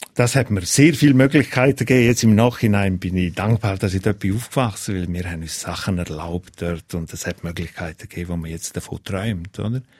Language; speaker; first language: German; non-native, local second language; Romansh